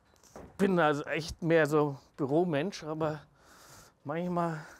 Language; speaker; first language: German; native; German